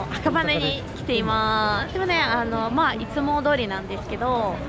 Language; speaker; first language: Japanese; non-native, fluent; Russian